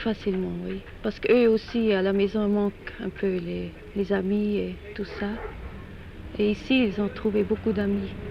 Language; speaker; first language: French; non-native, fluent; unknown